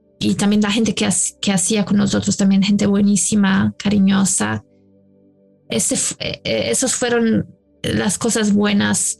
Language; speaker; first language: Spanish; non-native, fluent; German